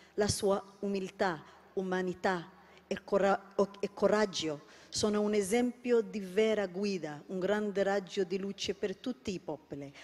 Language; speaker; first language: Italian; non-native, fluent; Hebrew